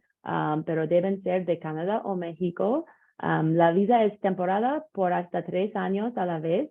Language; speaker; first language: Spanish; non-native, learner; English